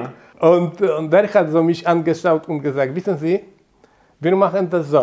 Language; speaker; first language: German; non-native, fluent; Polish